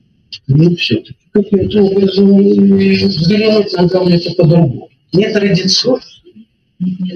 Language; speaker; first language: Russian; native; Russian